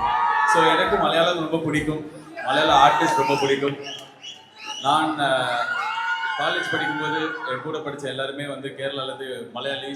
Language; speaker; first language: Tamil; native; Tamil